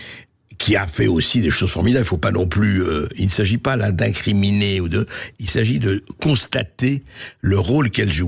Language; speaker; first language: French; native; French